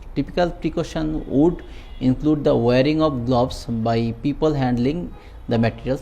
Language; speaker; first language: English; non-native, local second language; Bangla